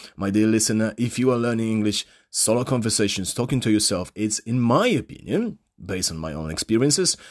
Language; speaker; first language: English; non-native, fluent; Polish